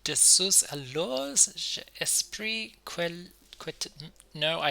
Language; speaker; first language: French; non-native, learner; English